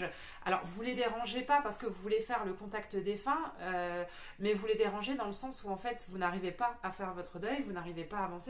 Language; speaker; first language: French; native; French